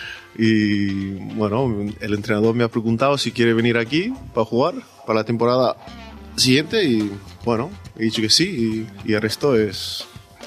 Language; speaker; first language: Spanish; non-native, fluent; English